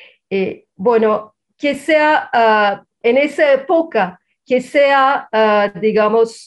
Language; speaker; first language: Spanish; non-native, fluent; Turkish